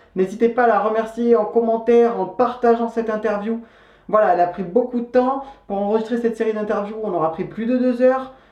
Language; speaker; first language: French; native; French